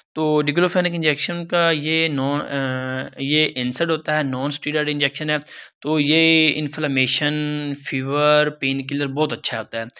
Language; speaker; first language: Urdu; non-native, local second language; Punjabi